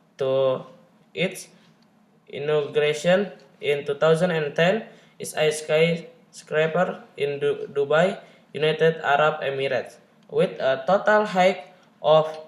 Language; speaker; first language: English; non-native, learner; Indonesian